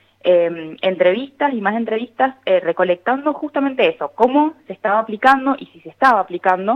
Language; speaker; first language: Spanish; native; Spanish